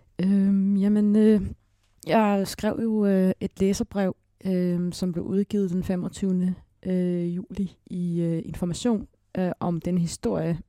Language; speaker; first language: Danish; early bilingual, other home language; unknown